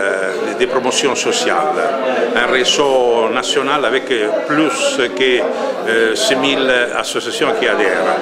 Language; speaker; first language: French; non-native, fluent; Italian